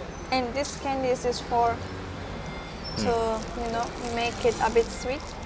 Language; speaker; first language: English; non-native, fluent; Turkish